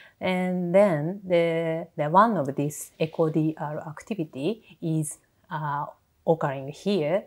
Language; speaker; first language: English; non-native, learner; Japanese